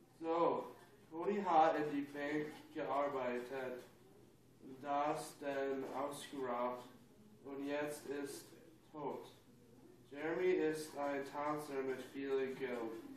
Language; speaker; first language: German; non-native, learner; English